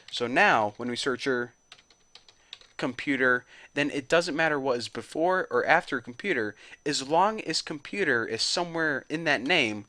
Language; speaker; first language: English; native; English